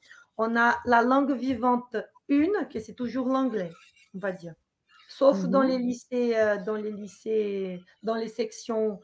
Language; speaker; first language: French; non-native, fluent; Portuguese